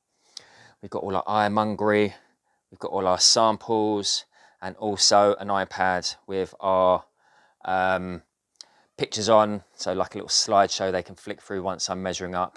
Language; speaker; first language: English; native; English